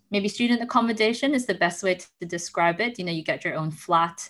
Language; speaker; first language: English; non-native, local second language; Filipino